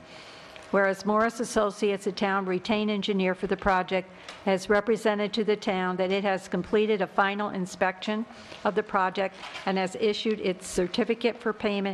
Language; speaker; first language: English; native; English